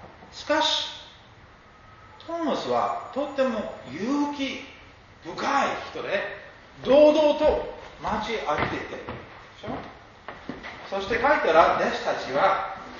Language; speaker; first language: Japanese; non-native, fluent; English